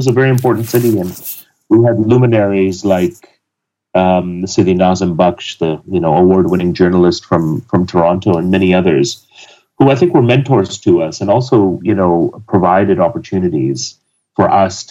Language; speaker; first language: English; native; English